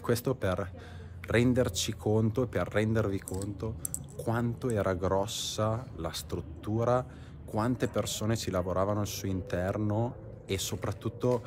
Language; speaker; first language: Italian; native; Italian